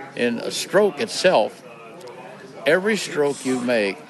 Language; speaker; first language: English; native; English